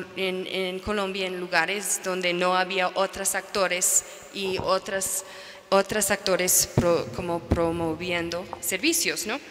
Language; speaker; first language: Spanish; non-native, fluent; English